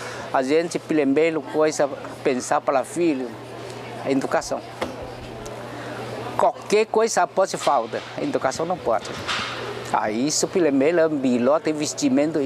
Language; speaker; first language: Portuguese; non-native, learner; Chinese